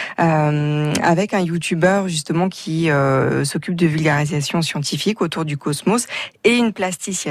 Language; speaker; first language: French; native; French